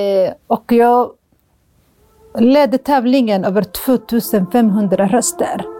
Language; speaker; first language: Swedish; non-native, fluent; Somali